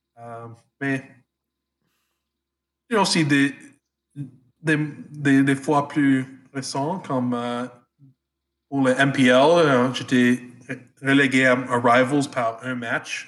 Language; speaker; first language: French; non-native, fluent; English